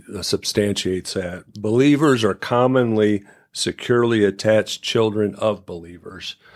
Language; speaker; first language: English; native; English